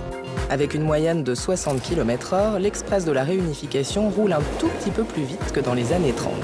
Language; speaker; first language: French; native; French